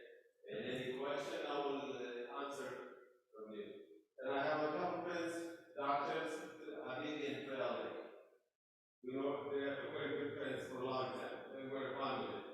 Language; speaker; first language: English; non-native, local second language; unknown